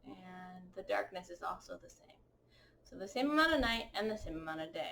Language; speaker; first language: English; native; English